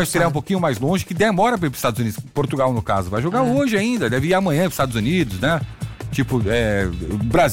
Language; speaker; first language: Portuguese; native; Portuguese